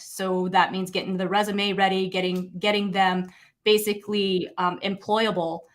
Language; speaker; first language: English; native; English